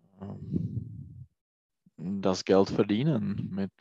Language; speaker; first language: German; non-native, learner; Czech